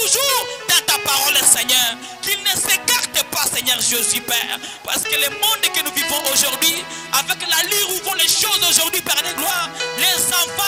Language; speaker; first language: French; non-native, local second language; Swahili